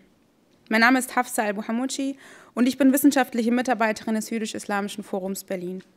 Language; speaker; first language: German; native; German